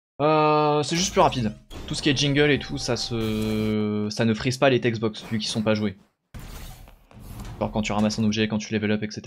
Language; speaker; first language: French; native; French